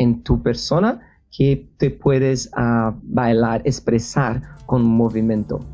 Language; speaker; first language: Spanish; non-native, fluent; Portuguese